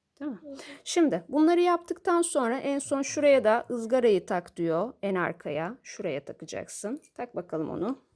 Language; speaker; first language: Turkish; native; Turkish